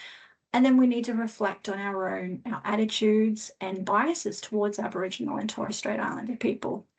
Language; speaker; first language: English; native; English